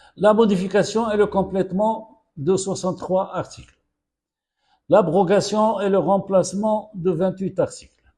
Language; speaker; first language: French; non-native, local second language; Arabic